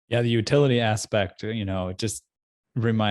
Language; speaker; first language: English; native; English